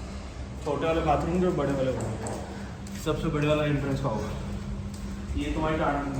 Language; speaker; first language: Hindi; native; Hindi